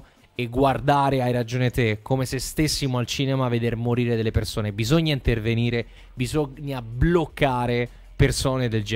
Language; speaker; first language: Italian; native; Italian